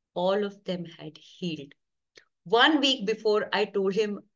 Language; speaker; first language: English; non-native, local second language; Konkani